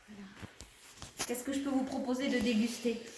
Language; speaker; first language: French; native; French